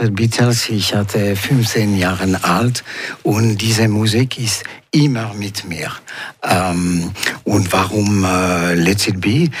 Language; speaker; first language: German; non-native, local second language; French